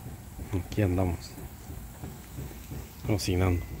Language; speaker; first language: Spanish; native; Spanish